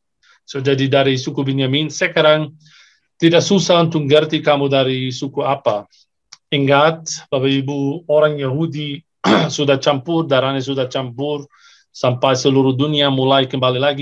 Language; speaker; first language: Indonesian; non-native, fluent; Arabic